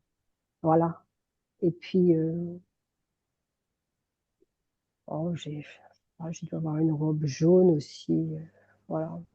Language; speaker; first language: French; native; French